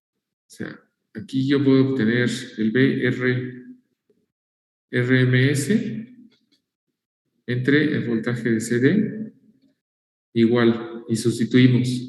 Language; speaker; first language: Spanish; native; Spanish